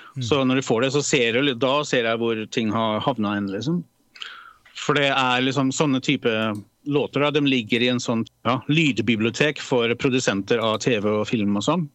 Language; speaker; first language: Norwegian; early bilingual, other home language; Polish